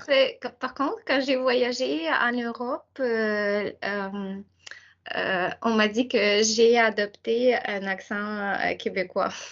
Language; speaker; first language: French; non-native, fluent; Ukrainian